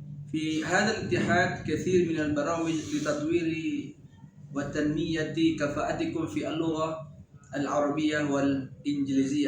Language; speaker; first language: Arabic; non-native, learner; Indonesian